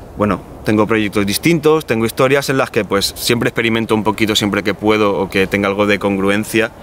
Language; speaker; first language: Spanish; native; Spanish